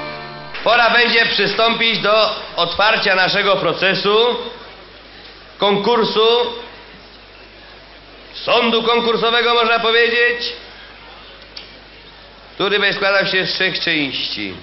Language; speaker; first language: Polish; native; Polish